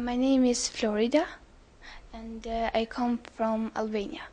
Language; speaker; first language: English; non-native, learner; Albanian